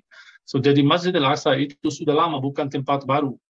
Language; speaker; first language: Indonesian; non-native, fluent; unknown